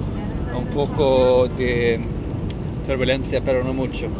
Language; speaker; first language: Spanish; non-native, learner; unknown